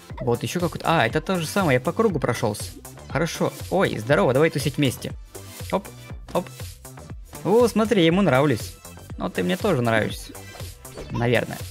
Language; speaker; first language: Russian; native; Russian